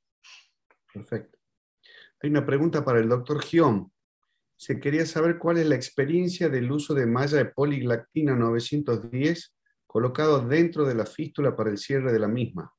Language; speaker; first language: Spanish; native; Spanish